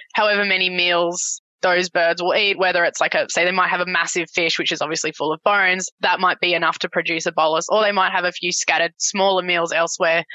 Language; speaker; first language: English; native; English